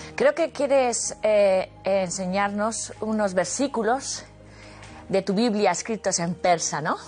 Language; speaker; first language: Spanish; native; Spanish